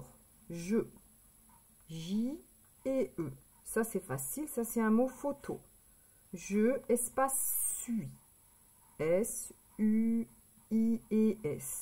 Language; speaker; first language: French; native; French